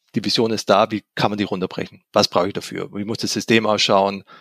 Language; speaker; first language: German; native; German